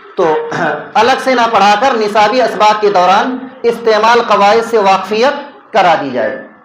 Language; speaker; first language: Urdu; native; Urdu